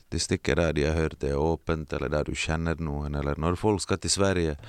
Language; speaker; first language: Norwegian; early bilingual, other home language; Bosnian